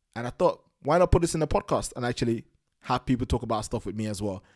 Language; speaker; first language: English; non-native, local second language; Yoruba